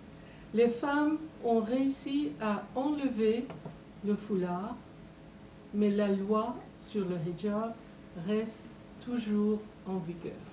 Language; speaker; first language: French; non-native, fluent; Persian